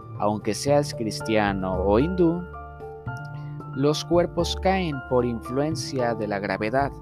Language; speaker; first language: Spanish; native; Spanish